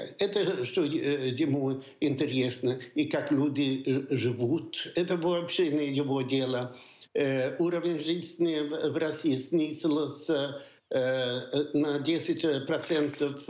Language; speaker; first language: Russian; non-native, fluent; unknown